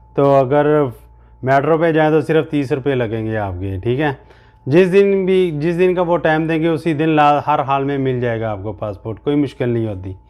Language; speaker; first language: Urdu; non-native, local second language; Punjabi